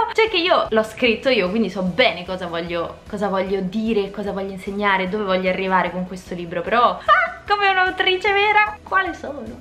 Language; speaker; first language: Italian; native; Italian